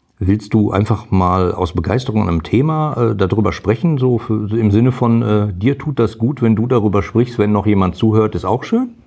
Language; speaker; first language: German; native; German